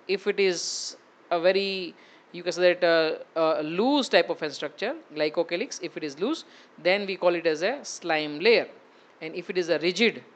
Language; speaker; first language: English; non-native, local second language; Gujarati